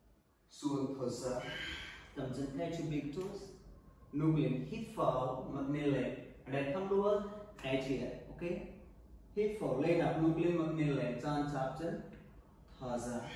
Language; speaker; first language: Vietnamese; non-native, learner; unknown